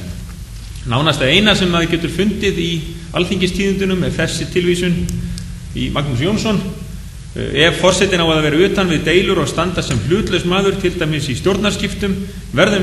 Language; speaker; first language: Icelandic; native; Icelandic